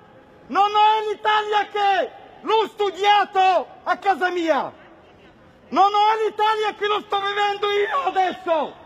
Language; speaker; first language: Italian; non-native, fluent; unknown